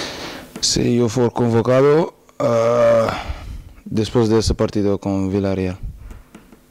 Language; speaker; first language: Spanish; non-native, learner; Portuguese